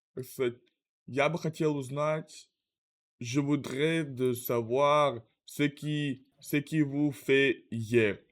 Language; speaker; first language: French; non-native, learner; Russian